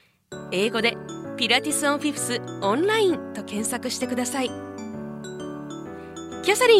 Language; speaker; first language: Japanese; native; Japanese